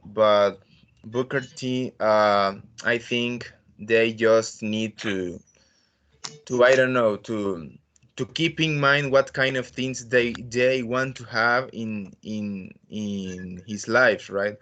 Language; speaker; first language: English; non-native, learner; Spanish